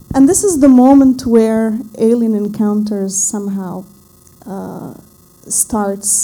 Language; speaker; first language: English; non-native, fluent; Arabic